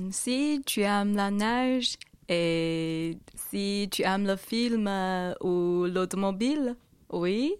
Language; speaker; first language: French; non-native, learner; Chinese